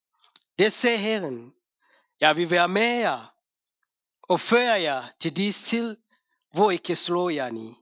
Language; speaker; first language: Danish; non-native, fluent; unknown